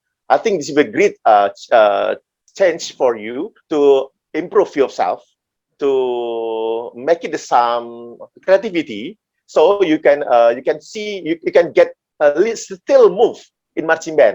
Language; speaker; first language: English; non-native, learner; Indonesian